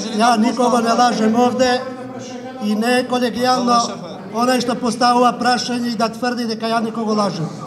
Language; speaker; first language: Macedonian; non-native, local second language; Albanian